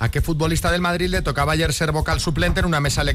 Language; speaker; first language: Spanish; native; Spanish